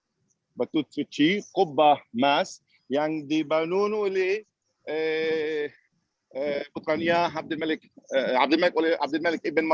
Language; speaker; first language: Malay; non-native, fluent; Arabic